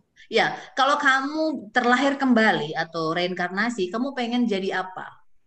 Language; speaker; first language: Indonesian; native; Indonesian